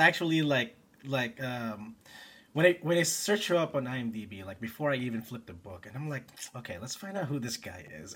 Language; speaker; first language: English; non-native, local second language; Filipino